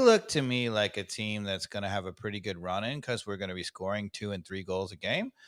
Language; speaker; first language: English; native; English